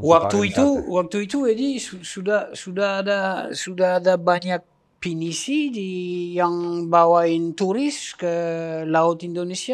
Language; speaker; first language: Indonesian; non-native, learner; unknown